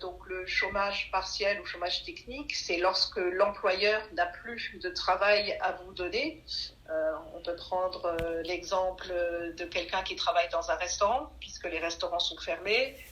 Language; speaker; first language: French; native; French